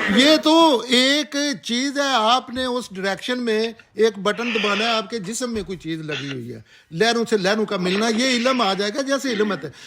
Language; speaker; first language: Urdu; non-native, local second language; Punjabi